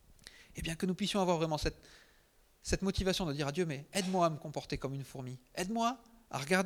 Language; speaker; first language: French; native; French